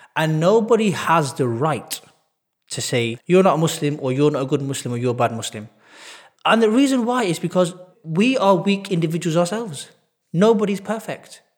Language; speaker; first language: English; native; English